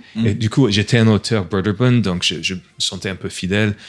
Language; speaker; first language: French; non-native, fluent; English